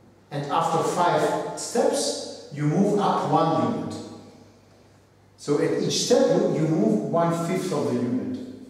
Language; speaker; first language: English; non-native, fluent; Russian